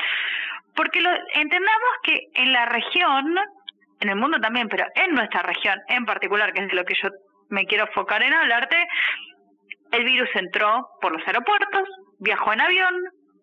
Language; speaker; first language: Spanish; native; Spanish